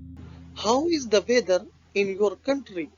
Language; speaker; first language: English; non-native, local second language; Urdu